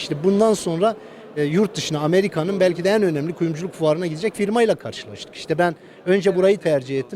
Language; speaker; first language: Turkish; native; Turkish